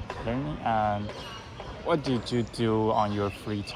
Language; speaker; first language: English; non-native, learner; Chinese